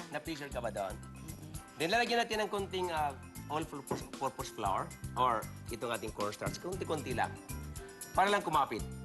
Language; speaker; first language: Filipino; non-native, local second language; Cebuano